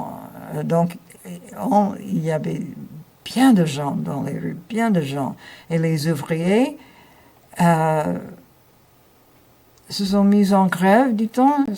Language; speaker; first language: French; non-native, fluent; English